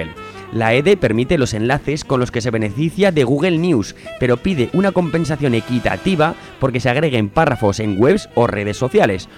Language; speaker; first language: Spanish; native; Spanish